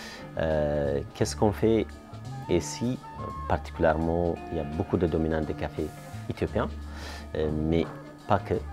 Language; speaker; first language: French; non-native, fluent; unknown